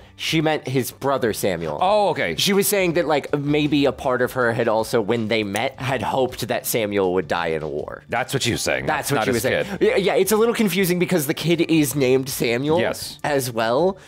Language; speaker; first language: English; native; English